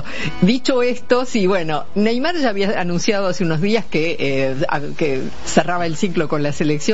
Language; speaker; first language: Spanish; native; Spanish